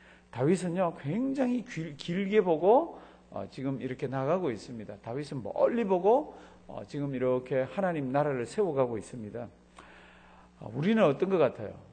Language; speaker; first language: Korean; native; Korean